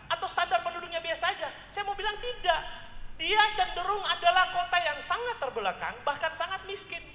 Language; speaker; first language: Indonesian; native; Indonesian